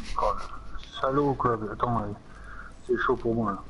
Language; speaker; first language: French; native; French